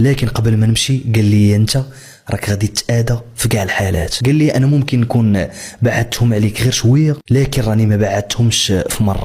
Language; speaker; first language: Arabic; native; Arabic